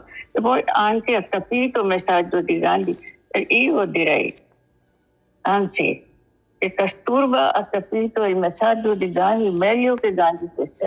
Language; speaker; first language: Italian; non-native, learner; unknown